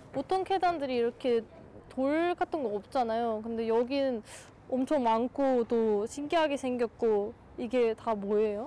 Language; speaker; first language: Korean; non-native, fluent; German